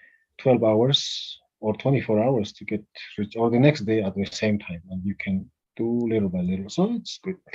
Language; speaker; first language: English; non-native, fluent; Spanish